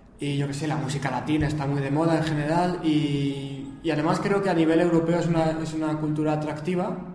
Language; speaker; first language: Spanish; native; Spanish